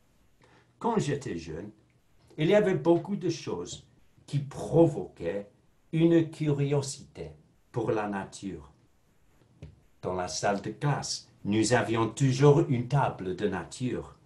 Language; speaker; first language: French; non-native, fluent; English